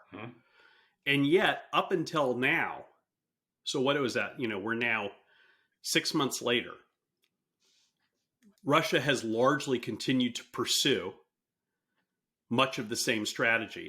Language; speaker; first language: English; native; English